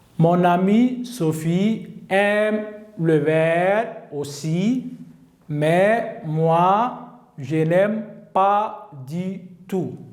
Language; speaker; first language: French; non-native, learner; Turkish